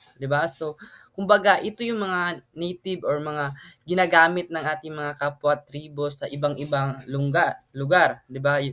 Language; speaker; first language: Filipino; non-native, local second language; Cebuano